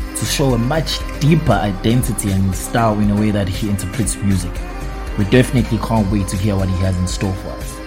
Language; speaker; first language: English; non-native, local second language; Zulu